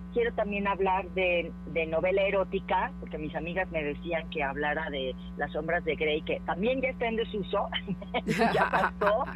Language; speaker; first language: Spanish; native; Spanish